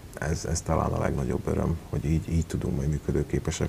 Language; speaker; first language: Hungarian; native; Hungarian